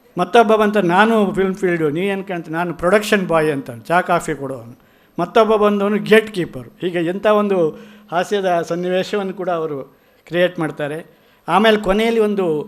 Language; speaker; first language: Kannada; native; Kannada